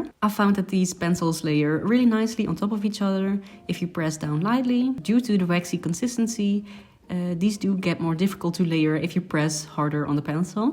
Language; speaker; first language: English; non-native, fluent; Dutch